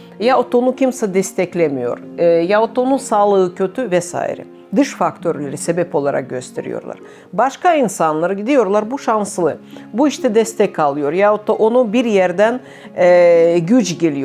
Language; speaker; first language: Turkish; non-native, fluent; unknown